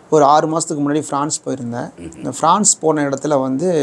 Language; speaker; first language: Tamil; native; Tamil